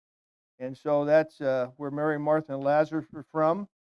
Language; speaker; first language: English; native; English